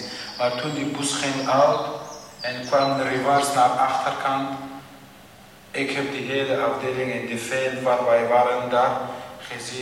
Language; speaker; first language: Dutch; non-native, fluent; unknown